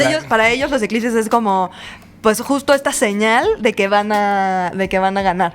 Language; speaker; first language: Spanish; native; Spanish